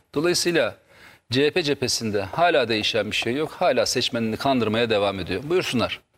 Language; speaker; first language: Turkish; native; Turkish